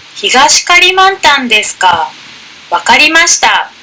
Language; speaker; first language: Japanese; non-native, learner; Indonesian